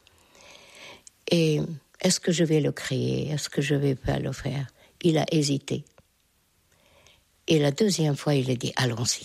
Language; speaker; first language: French; non-native, fluent; Hungarian